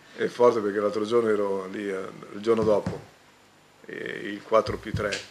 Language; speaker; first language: Italian; native; Italian